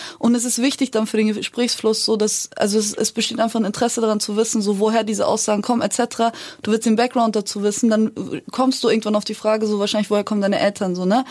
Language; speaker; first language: German; early bilingual, other home language; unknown